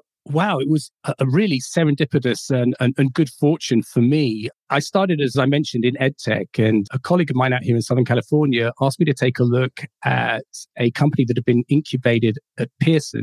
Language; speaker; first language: English; native; English